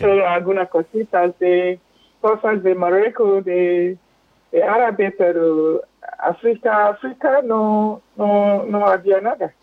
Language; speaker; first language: Spanish; non-native, fluent; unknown